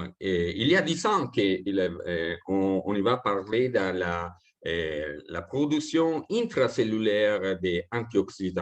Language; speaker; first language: French; non-native, fluent; Italian